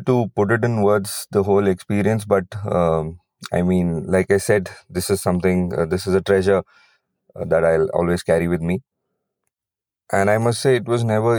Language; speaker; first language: English; non-native, local second language; Kannada